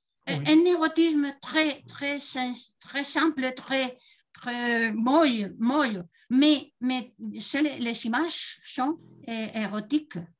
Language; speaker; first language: French; non-native, fluent; Spanish